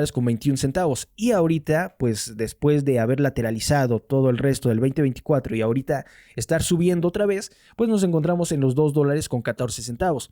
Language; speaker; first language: Spanish; native; Spanish